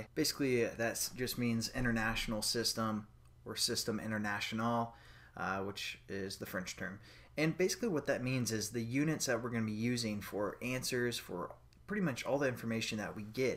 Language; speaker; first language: English; native; English